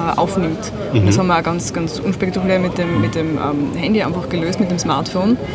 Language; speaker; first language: German; native; German